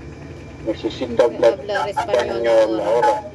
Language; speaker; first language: Spanish; non-native, learner; Filipino